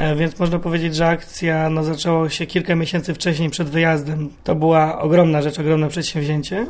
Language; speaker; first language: Polish; native; Polish